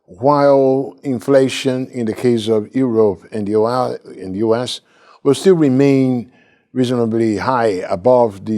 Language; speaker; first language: English; non-native, fluent; Portuguese